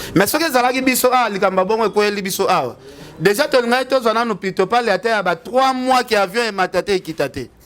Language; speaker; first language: Lingala; native; Lingala